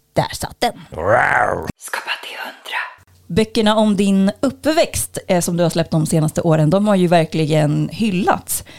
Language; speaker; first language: Swedish; native; Swedish